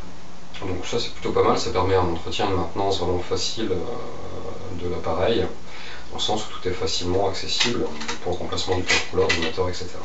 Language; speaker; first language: French; native; French